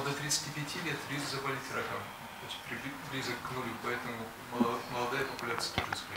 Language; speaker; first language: Russian; native; Russian